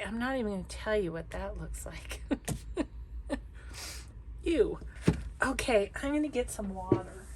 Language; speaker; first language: English; native; English